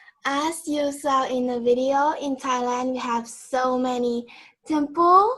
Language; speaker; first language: English; non-native, learner; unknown